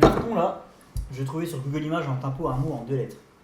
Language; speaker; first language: French; native; French